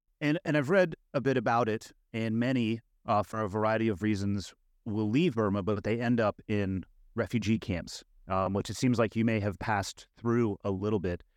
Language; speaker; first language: English; native; English